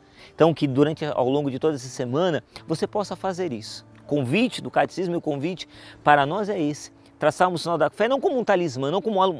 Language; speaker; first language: Portuguese; native; Portuguese